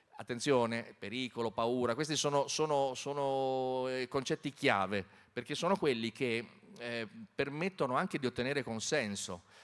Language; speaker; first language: Italian; native; Italian